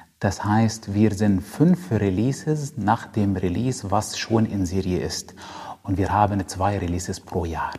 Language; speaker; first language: German; non-native, fluent; Arabic